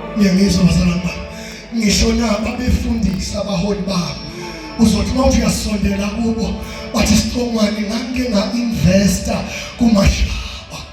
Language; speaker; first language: Zulu; non-native, local second language; Xhosa